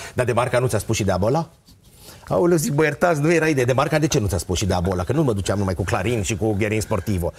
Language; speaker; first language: Romanian; native; Romanian